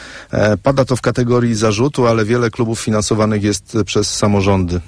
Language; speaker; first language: Polish; native; Polish